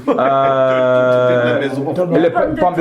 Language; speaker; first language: French; non-native, learner; English